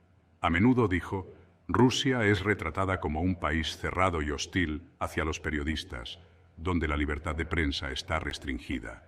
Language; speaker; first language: Spanish; native; Spanish